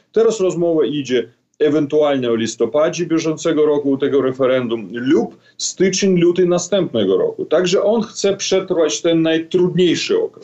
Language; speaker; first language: Polish; non-native, fluent; Belarusian